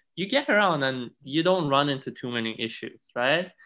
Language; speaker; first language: English; non-native, fluent; Persian